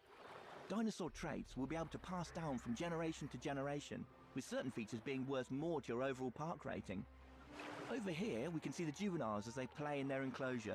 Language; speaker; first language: English; native; English